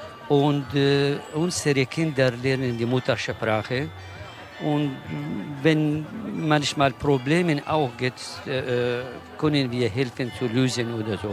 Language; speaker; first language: German; non-native, learner; Kurdish